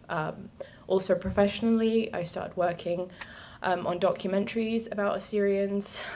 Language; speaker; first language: English; native; English